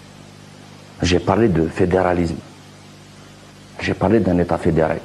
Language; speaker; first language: French; non-native, local second language; Kabyle